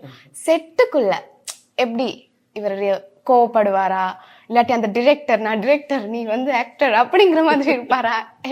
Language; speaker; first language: Tamil; native; Tamil